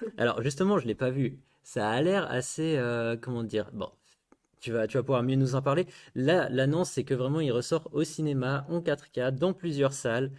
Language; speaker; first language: French; native; French